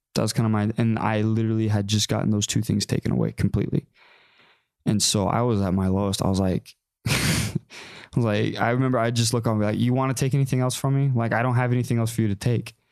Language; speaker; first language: English; native; English